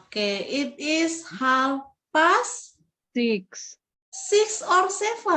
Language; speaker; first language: English; non-native, learner; Indonesian